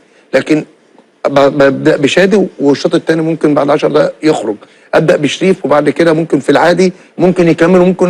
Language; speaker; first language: Arabic; native; Arabic